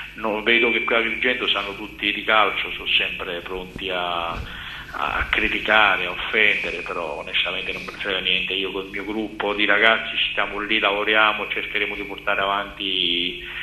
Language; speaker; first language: Italian; native; Italian